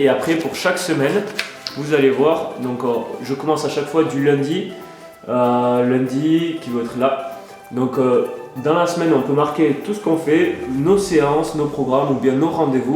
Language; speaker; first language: French; native; French